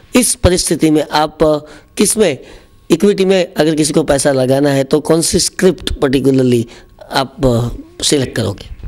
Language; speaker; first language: Hindi; non-native, local second language; Gujarati